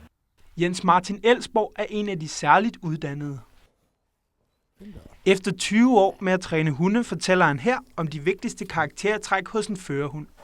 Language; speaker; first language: Danish; native; Danish